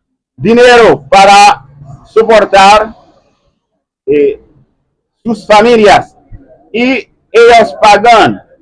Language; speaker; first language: Spanish; non-native, learner; Haitian Creole